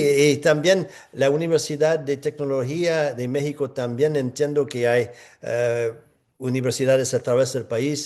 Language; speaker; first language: Spanish; non-native, fluent; English